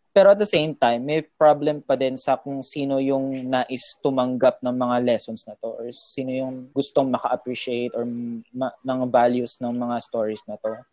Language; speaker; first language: Filipino; native; Filipino